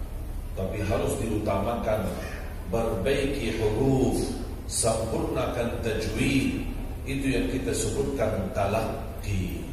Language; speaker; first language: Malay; non-native, fluent; Arabic